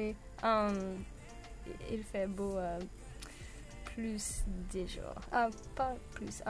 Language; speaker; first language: French; non-native, learner; English